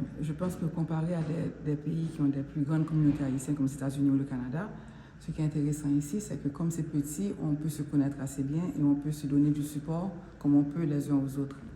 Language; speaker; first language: French; non-native, local second language; Haitian Creole